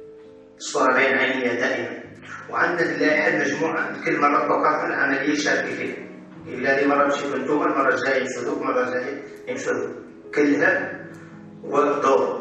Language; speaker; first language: Arabic; native; Arabic